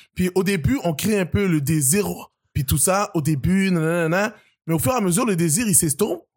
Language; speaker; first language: French; native; French